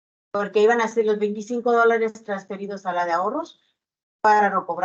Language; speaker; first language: Spanish; native; Spanish